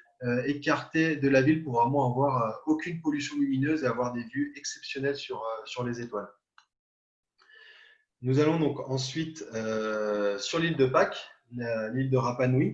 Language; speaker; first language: French; native; French